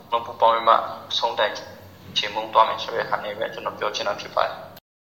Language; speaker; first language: Burmese; non-native, local second language; Hakha Chin